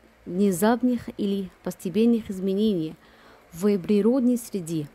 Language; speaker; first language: Russian; non-native, fluent; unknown